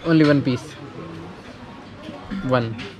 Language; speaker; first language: English; non-native, local second language; Hindi